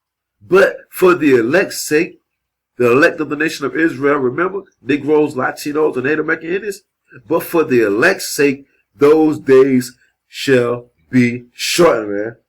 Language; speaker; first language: English; native; English